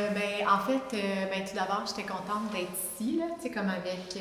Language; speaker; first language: French; native; French